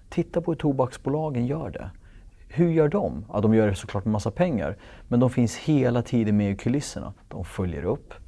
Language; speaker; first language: Swedish; early bilingual, other home language; Kurdish